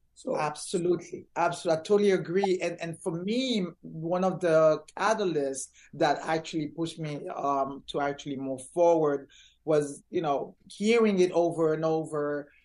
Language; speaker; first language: English; early bilingual, other home language; Haitian Creole